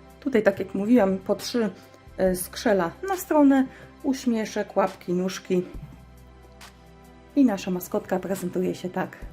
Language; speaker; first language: Polish; native; Polish